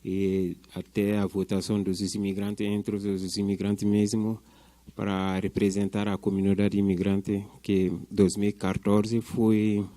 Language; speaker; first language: Portuguese; non-native, fluent; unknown